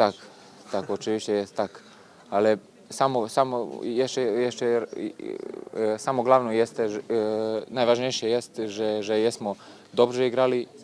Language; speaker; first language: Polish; non-native, learner; Serbian